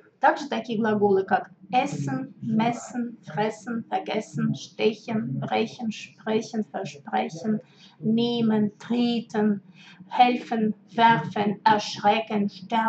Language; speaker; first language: German; non-native, fluent; Russian